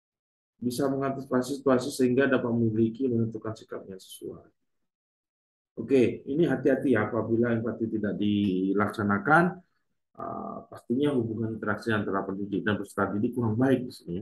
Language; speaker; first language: Indonesian; native; Indonesian